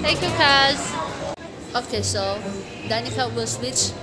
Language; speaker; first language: English; non-native, local second language; Cebuano